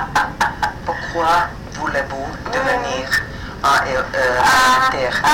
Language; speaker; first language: French; non-native, fluent; Finnish